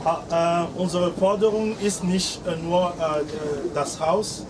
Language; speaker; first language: German; non-native, learner; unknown